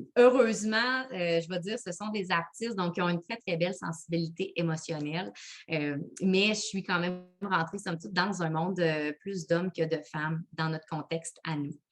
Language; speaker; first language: French; native; French